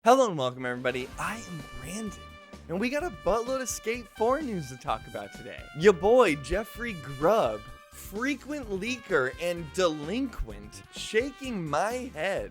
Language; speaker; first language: English; native; English